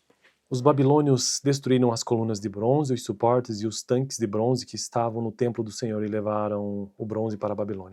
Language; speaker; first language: Portuguese; native; Portuguese